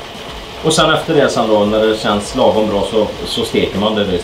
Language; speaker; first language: Swedish; native; Swedish